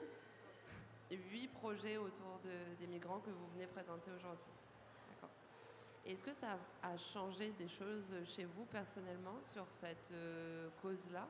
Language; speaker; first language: French; native; French